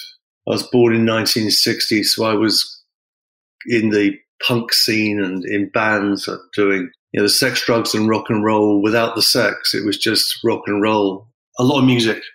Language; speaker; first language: English; native; English